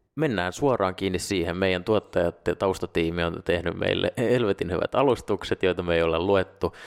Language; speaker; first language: Finnish; non-native, local second language; Swedish